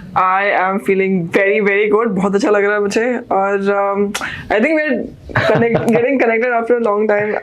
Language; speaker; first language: Hindi; non-native, local second language; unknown